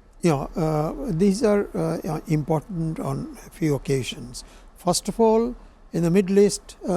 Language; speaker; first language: English; non-native, local second language; Bangla